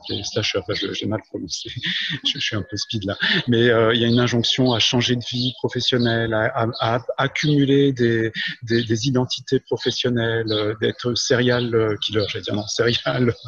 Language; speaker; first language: French; native; French